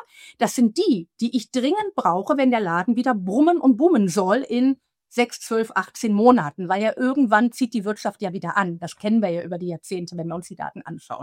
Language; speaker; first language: German; native; German